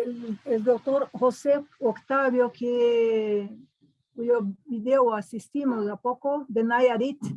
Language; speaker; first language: Spanish; non-native, fluent; Portuguese